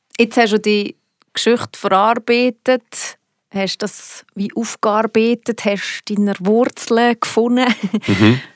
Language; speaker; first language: German; native; German